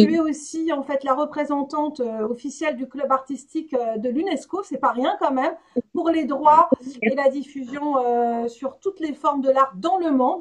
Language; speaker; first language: French; native; French